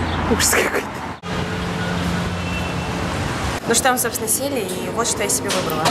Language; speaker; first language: Russian; native; Russian